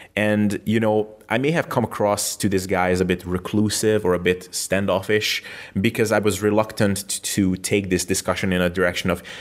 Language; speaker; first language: English; non-native, fluent; Hungarian